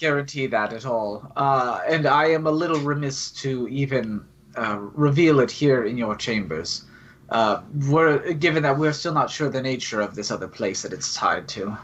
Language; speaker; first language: English; native; English